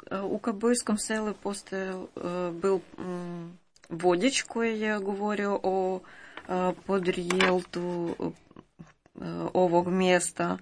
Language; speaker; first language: Croatian; non-native, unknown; Ukrainian